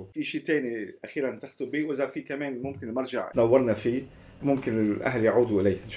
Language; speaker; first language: Arabic; native; Arabic